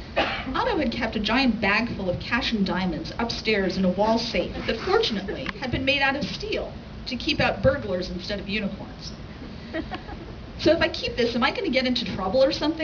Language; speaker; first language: English; native; English